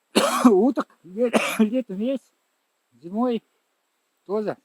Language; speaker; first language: Russian; non-native, local second language; Yakut